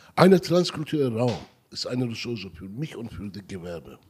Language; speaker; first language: German; non-native, learner; Turkish